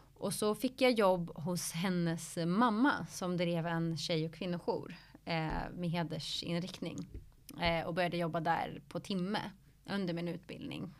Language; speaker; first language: Swedish; early bilingual, other home language; Arabic